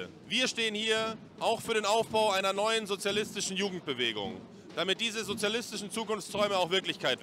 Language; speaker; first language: German; native; German